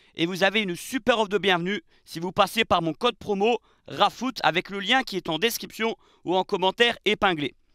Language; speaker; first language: French; native; French